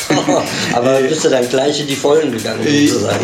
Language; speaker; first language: German; native; German